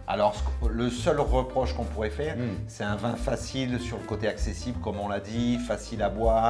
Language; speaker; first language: French; native; French